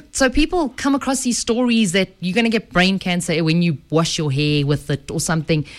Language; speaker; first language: English; native; English